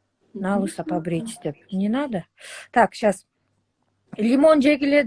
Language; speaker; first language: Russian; non-native, local second language; Kyrgyz